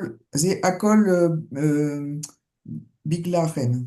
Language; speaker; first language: Hebrew; non-native, learner; French